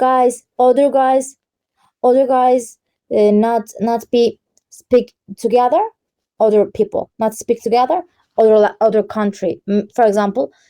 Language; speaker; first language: English; non-native, learner; Turkish